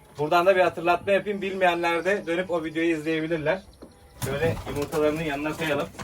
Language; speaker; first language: Turkish; native; Turkish